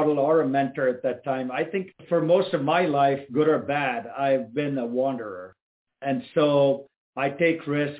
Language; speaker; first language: English; non-native, local second language; Tamil